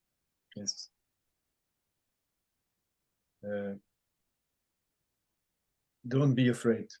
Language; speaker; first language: English; non-native, fluent; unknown